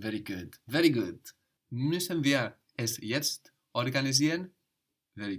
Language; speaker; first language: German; non-native, fluent; English